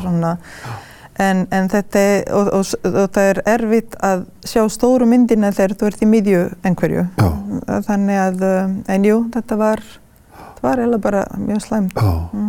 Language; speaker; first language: Icelandic; non-native, fluent; Serbian